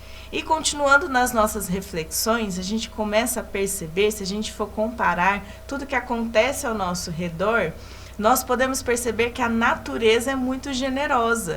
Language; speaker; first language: Portuguese; native; Portuguese